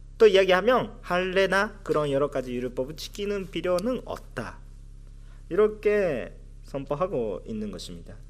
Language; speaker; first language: Korean; non-native, fluent; Japanese